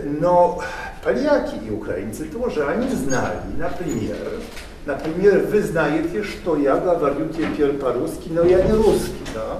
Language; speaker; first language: Russian; non-native, learner; Polish